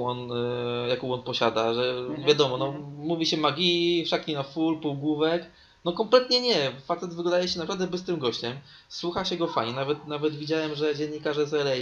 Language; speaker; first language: Polish; native; Polish